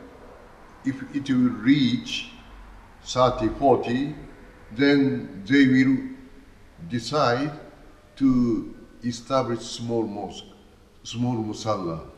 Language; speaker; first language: English; non-native, learner; Japanese